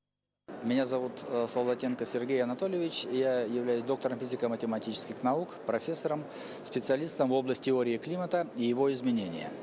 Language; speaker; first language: Russian; native; Russian